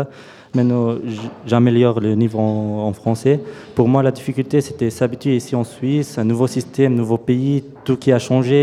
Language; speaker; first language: French; non-native, fluent; Arabic